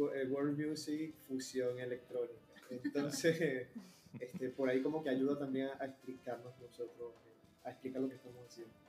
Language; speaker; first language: Spanish; native; Spanish